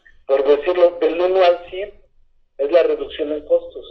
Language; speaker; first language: Spanish; native; Spanish